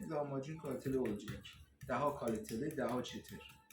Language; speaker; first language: Turkish; non-native, fluent; Persian